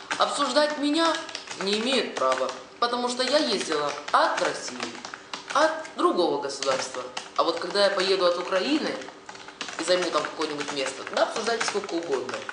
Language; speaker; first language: Russian; native; Russian